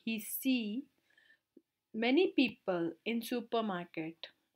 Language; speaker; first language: English; non-native, local second language; Hindi